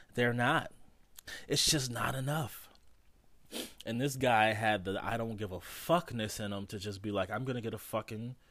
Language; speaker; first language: English; native; English